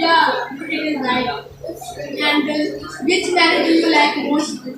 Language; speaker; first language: English; non-native, learner; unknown